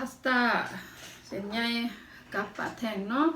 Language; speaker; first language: Swedish; non-native, learner; Thai